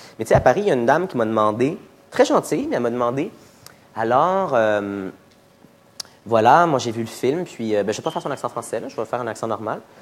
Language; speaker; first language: French; native; French